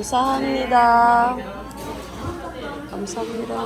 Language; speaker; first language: Korean; non-native, learner; Filipino